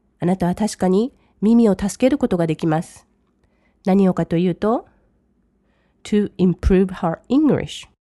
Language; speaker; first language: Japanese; native; Japanese